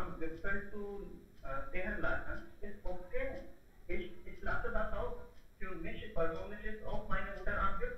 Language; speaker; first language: German; non-native, learner; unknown